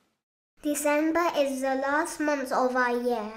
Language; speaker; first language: English; non-native, fluent; Chinese